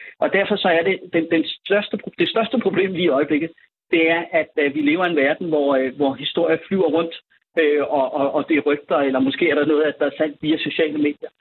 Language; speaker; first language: Danish; native; Danish